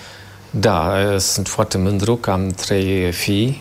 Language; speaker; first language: Romanian; non-native, fluent; German